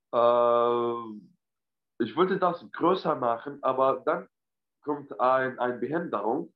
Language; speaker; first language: German; non-native, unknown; Arabic